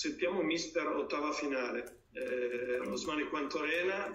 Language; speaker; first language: Italian; native; Italian